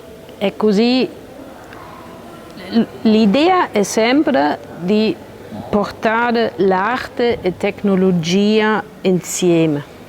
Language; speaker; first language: Italian; non-native, learner; German